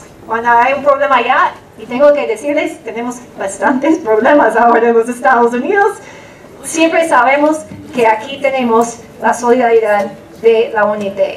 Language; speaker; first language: Spanish; non-native, fluent; English